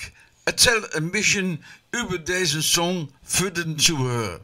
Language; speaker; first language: German; non-native, learner; Dutch